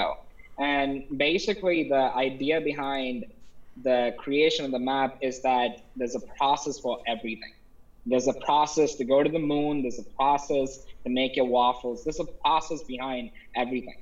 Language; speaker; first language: English; non-native, local second language; Tamil